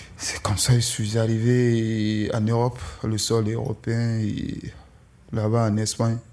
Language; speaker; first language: French; non-native, local second language; Susu